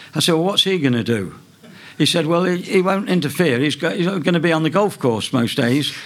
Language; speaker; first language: English; native; English